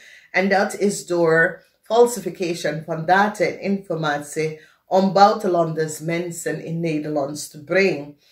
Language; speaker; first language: Dutch; non-native, fluent; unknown